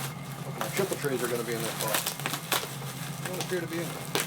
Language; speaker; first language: English; native; English